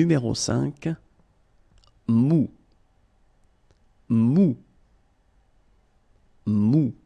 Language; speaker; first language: French; native; French